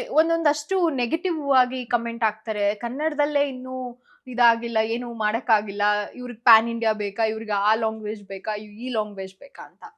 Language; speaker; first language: Kannada; native; Kannada